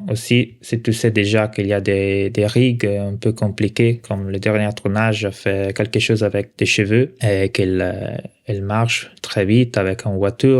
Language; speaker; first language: French; non-native, local second language; Italian